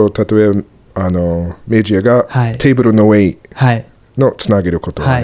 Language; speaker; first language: Japanese; non-native, learner; English